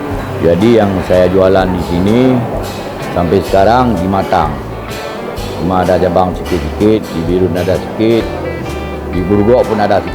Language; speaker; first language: Indonesian; non-native, local second language; Achinese